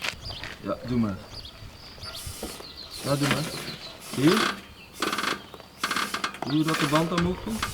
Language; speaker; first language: Dutch; native; Dutch